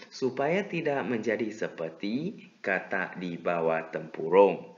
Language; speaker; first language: Malay; non-native, local second language; Chinese